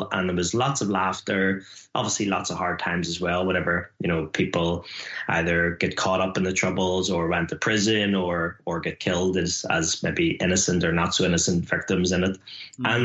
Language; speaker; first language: English; native; English